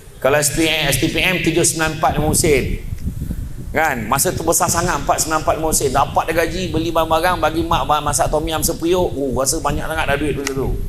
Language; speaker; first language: Malay; native; Malay